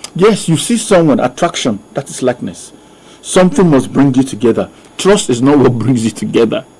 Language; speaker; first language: English; non-native, local second language; Yoruba